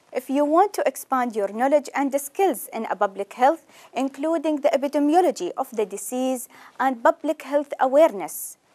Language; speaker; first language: English; non-native, fluent; Arabic